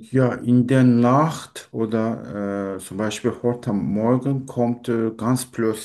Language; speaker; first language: German; non-native, learner; Turkish